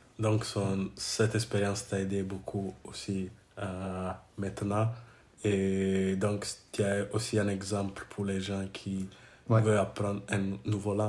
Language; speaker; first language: French; non-native, learner; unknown